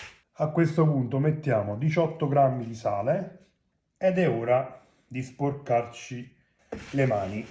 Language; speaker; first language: Italian; native; Italian